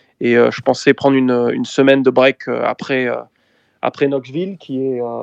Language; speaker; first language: French; native; French